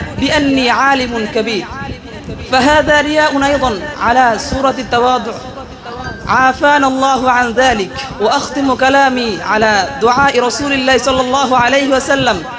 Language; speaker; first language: Arabic; non-native, fluent; Bangla